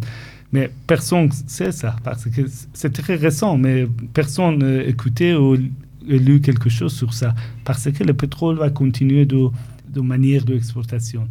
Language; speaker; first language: French; non-native, fluent; Persian